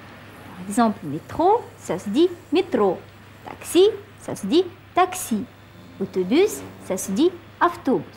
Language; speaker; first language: French; non-native, fluent; Russian